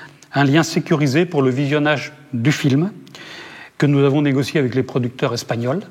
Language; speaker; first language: French; native; French